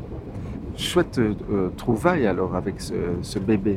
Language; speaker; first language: French; native; French